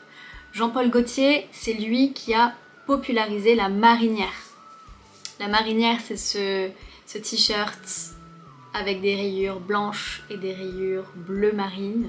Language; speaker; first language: French; native; French